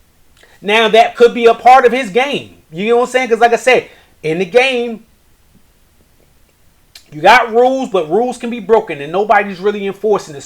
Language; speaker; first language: English; native; English